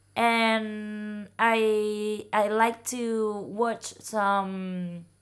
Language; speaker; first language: English; non-native, fluent; Spanish